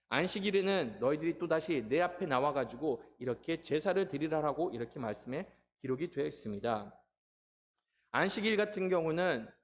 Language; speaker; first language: Korean; native; Korean